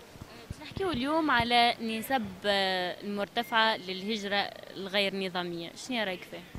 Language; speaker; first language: Arabic; native; Arabic